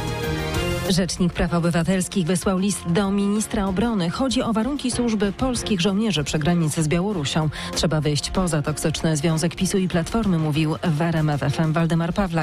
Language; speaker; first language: Polish; native; Polish